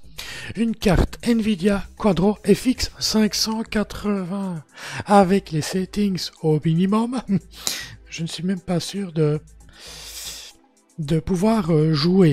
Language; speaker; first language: French; native; French